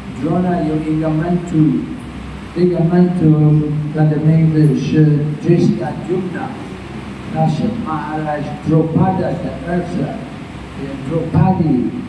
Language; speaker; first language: Chinese; non-native, fluent; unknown